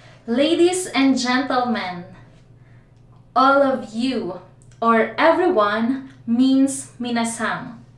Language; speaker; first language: English; non-native, local second language; Filipino